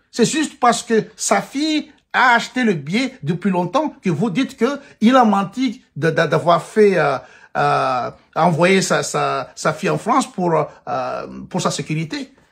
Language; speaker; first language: French; non-native, local second language; Malagasy